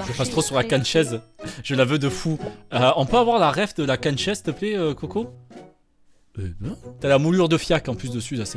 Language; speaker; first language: French; native; French